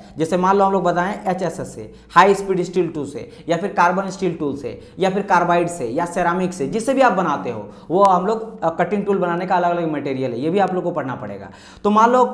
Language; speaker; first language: Hindi; non-native, local second language; Marathi